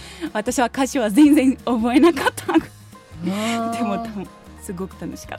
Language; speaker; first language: Japanese; non-native, learner; Portuguese